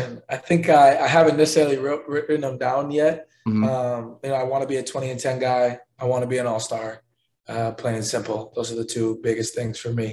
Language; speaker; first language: English; native; English